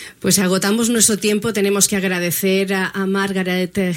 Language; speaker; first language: Spanish; native; Spanish